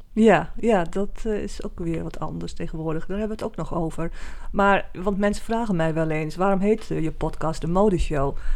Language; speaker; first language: Dutch; native; Dutch